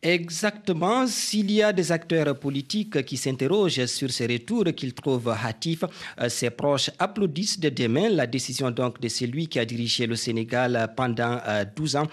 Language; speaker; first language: French; non-native, local second language; Fula